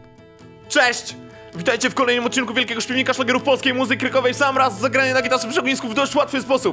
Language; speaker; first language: Polish; native; Polish